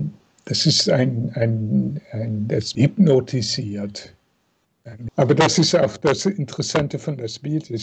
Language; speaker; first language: German; non-native, fluent; Dutch